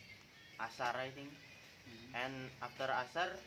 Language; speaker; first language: English; non-native, learner; Indonesian